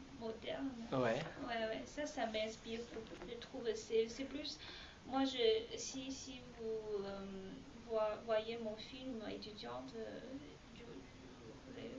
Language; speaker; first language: French; non-native, learner; Chinese